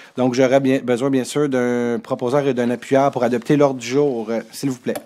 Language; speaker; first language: French; native; French